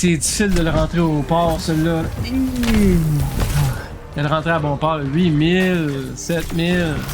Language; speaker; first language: French; native; French